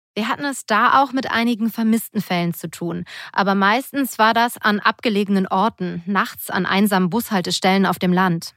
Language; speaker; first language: German; native; German